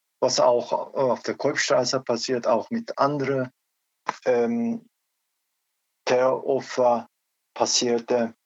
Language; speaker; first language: German; non-native, learner; Turkish